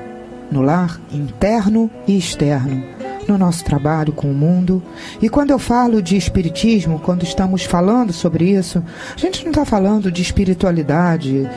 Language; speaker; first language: Portuguese; native; Portuguese